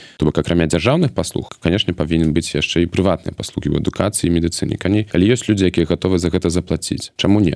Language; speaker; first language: Belarusian; native; Belarusian